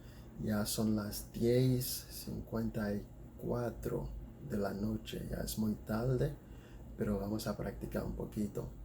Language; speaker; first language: Spanish; non-native, fluent; Haitian Creole